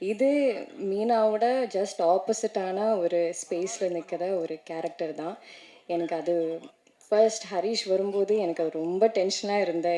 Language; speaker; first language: Tamil; non-native, learner; Malayalam